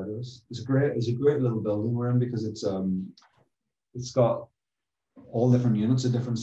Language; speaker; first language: English; native; English